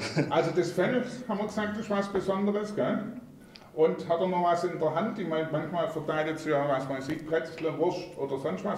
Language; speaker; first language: German; native; German